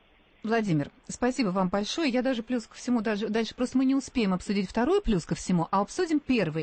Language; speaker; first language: Russian; native; Russian